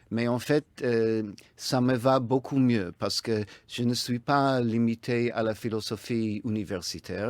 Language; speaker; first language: French; non-native, fluent; English